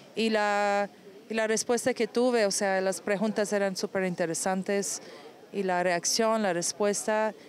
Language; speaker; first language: Spanish; non-native, fluent; Persian